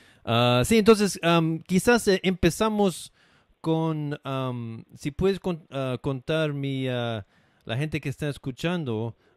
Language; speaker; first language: Spanish; non-native, learner; English